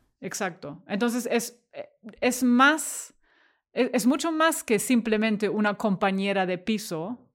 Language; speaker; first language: Spanish; non-native, fluent; German